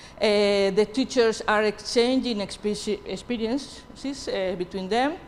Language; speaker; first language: English; non-native, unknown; Spanish